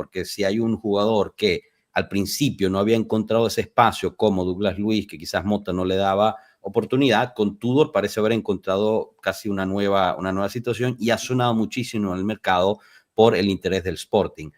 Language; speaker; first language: Spanish; native; Spanish